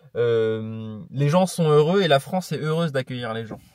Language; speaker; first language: French; native; French